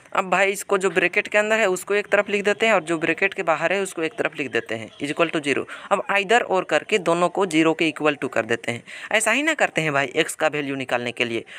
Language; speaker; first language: Hindi; native; Hindi